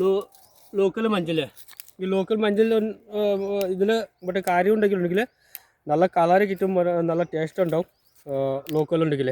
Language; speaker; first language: Malayalam; non-native, learner; Assamese